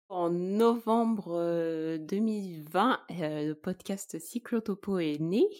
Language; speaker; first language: French; native; French